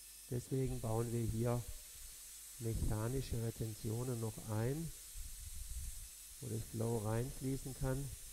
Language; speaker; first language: German; native; German